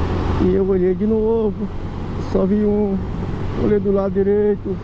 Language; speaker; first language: Portuguese; native; Portuguese